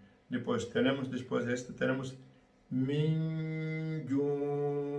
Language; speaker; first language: Spanish; non-native, learner; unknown